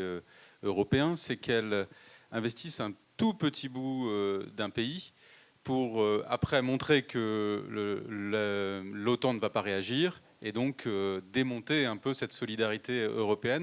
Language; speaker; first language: French; native; French